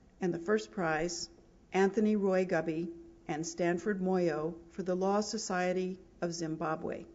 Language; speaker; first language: English; native; English